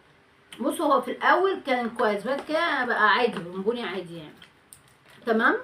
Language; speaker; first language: Arabic; native; Arabic